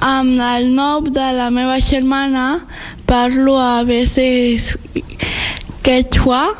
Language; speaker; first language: Catalan; early bilingual, other home language; Spanish